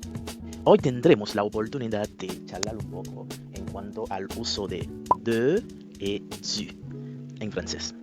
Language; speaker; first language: Spanish; non-native, fluent; French